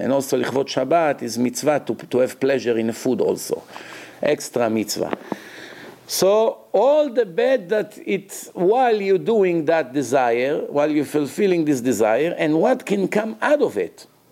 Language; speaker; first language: English; non-native, fluent; Hebrew